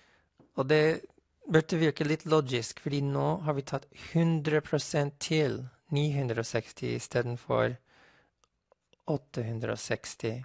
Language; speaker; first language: Norwegian; non-native, fluent; English